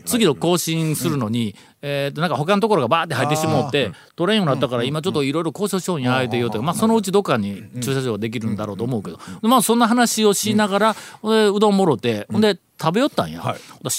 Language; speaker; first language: Japanese; native; Japanese